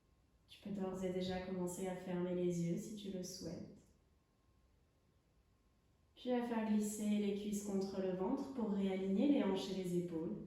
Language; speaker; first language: French; native; French